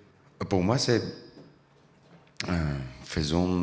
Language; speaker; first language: French; non-native, learner; Italian